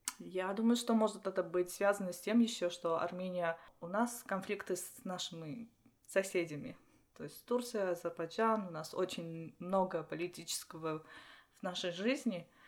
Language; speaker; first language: Russian; non-native, local second language; Armenian